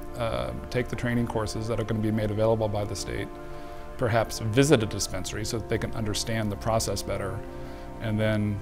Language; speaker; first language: English; native; English